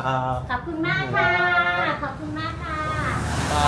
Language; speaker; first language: Korean; non-native, learner; Thai